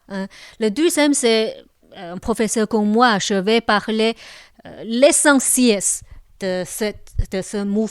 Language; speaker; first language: French; non-native, local second language; Chinese